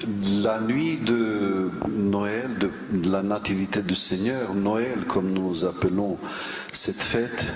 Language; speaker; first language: French; non-native, fluent; Romanian